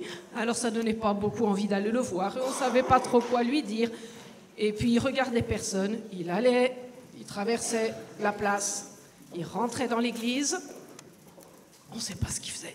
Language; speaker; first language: French; native; French